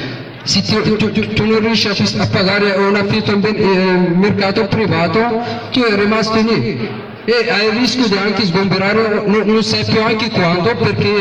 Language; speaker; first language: Italian; non-native, fluent; Arabic